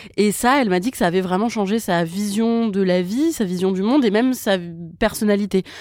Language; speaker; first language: French; native; French